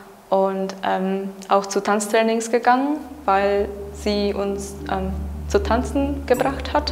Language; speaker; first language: German; non-native, fluent; Czech